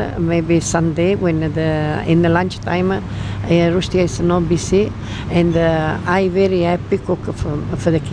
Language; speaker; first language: English; non-native, learner; Italian